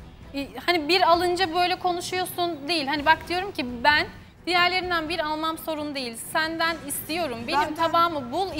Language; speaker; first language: Turkish; native; Turkish